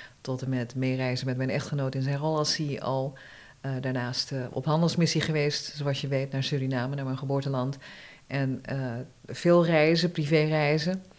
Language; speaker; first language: Dutch; early bilingual, other home language; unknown